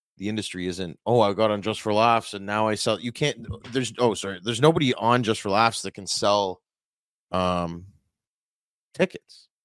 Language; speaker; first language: English; native; English